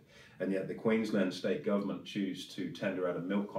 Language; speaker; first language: English; native; English